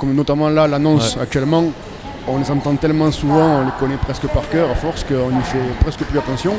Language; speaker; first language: French; native; French